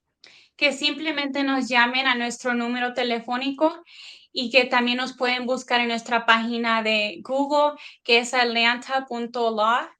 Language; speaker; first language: Spanish; early bilingual, heritage; Spanish